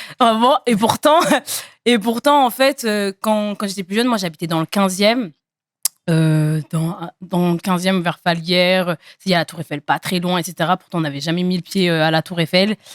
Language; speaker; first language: French; native; French